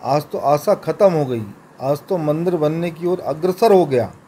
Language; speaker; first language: Hindi; native; Hindi